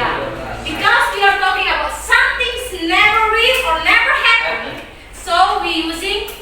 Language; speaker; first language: English; non-native, learner; Indonesian